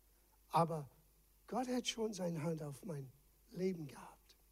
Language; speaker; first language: German; non-native, fluent; English